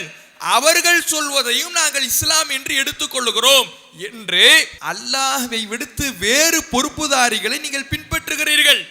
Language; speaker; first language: Tamil; native; Tamil